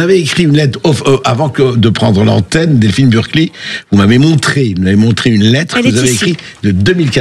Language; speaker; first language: French; native; French